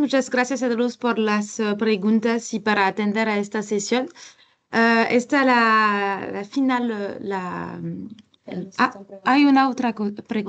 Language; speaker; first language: Spanish; non-native, learner; French